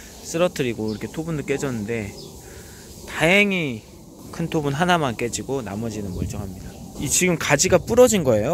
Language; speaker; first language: Korean; native; Korean